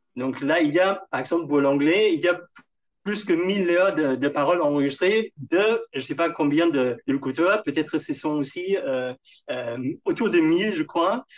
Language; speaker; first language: French; non-native, fluent; German